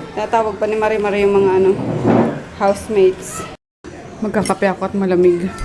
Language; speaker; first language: Filipino; native; Filipino